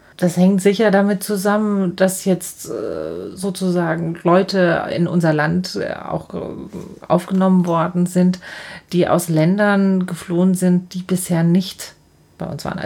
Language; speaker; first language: German; native; German